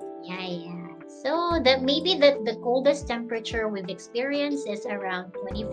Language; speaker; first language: English; non-native, local second language; Filipino